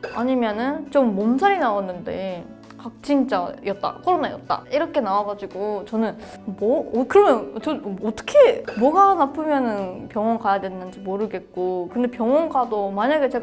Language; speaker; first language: Korean; non-native, fluent; Japanese